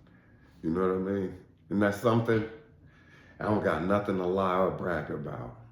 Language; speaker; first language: English; native; English